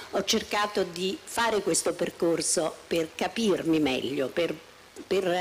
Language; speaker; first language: Italian; native; Italian